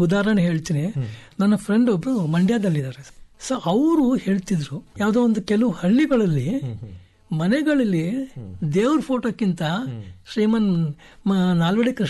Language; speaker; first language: Kannada; native; Kannada